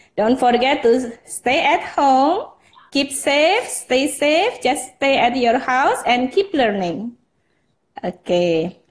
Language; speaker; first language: English; non-native, fluent; Indonesian